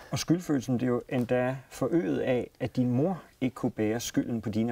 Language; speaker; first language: Danish; native; Danish